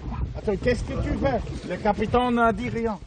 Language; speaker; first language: French; non-native, fluent; German